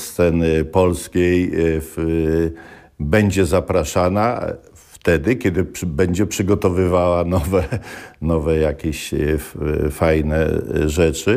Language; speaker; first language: Polish; native; Polish